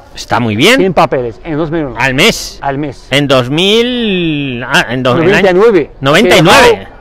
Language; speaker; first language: Spanish; non-native, fluent; Arabic